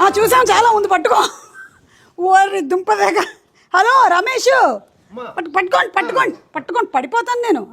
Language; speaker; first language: Telugu; native; Telugu